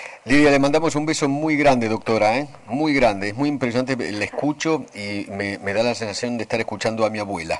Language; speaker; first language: Spanish; native; Spanish